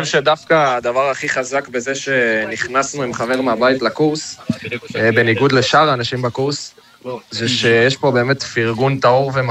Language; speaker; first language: Hebrew; native; Hebrew